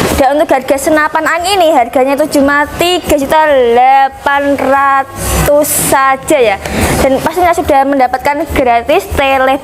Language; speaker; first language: Indonesian; native; Indonesian